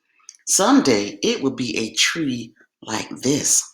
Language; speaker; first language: English; native; English